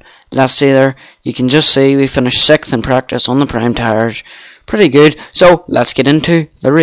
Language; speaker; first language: English; native; English